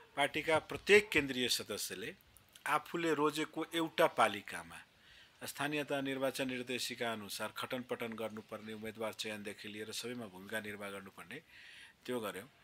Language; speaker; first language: Nepali; non-native, local second language; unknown